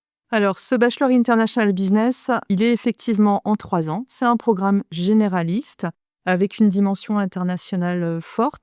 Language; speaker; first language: French; native; French